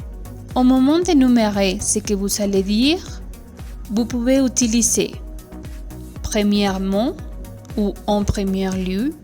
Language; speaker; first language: French; non-native, fluent; Spanish